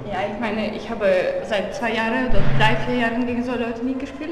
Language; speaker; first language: German; non-native, learner; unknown